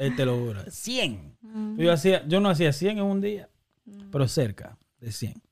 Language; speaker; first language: Spanish; native; Spanish